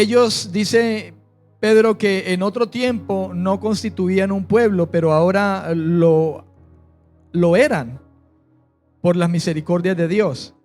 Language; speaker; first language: Spanish; native; Spanish